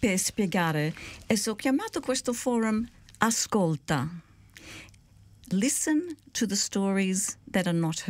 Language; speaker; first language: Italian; early bilingual, heritage; Italian